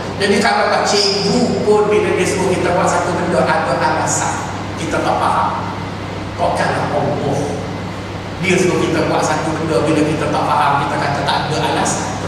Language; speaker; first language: Malay; native; Malay